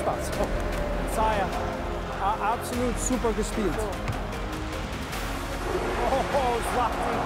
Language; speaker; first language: German; non-native, learner; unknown